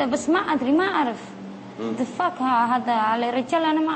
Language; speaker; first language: Arabic; non-native, learner; Indonesian